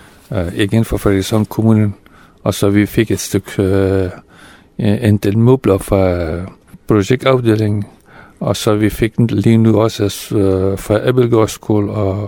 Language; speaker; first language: Danish; non-native, fluent; Persian